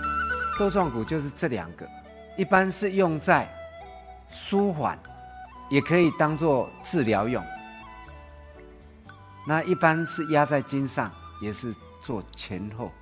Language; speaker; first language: Chinese; native; Chinese